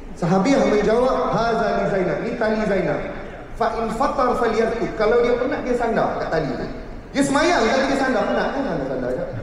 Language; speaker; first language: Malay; native; Malay